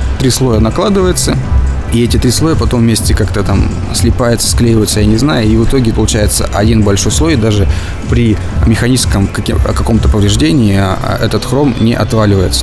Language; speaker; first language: Russian; native; Russian